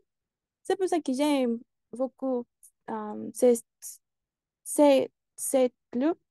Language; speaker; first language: French; non-native, learner; Spanish